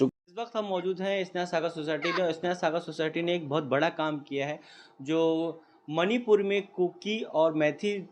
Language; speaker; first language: Hindi; native; Hindi